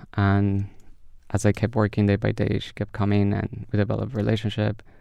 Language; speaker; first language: English; early bilingual, other home language; Spanish